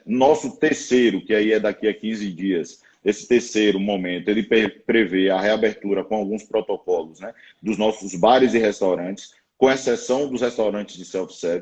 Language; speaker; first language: Portuguese; native; Portuguese